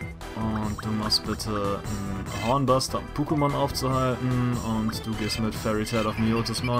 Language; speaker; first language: German; native; German